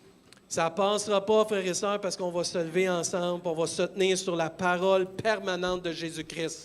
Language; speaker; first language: French; native; French